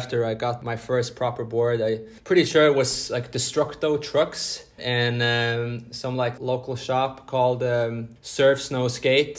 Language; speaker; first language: English; non-native, fluent; Norwegian